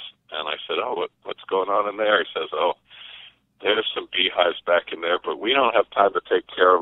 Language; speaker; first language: English; native; English